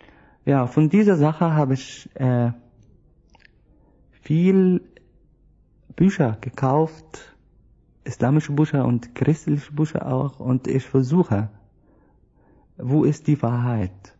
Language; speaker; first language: German; non-native, learner; Arabic